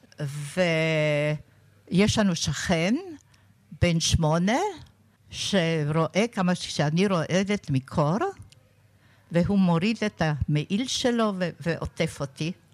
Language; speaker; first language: Hebrew; non-native, fluent; German